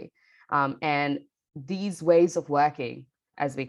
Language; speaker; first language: English; non-native, local second language; Bangla